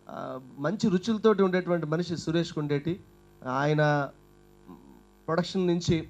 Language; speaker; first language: Telugu; native; Telugu